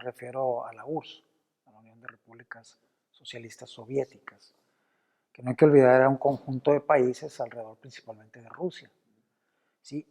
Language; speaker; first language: Spanish; native; Spanish